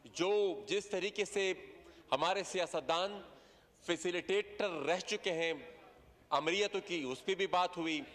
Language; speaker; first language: Urdu; non-native, local second language; Pashto